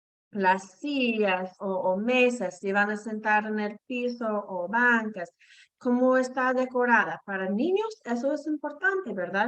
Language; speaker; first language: Spanish; non-native, fluent; English